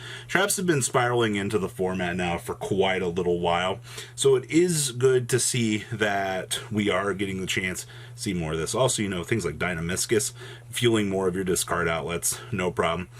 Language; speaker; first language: English; native; English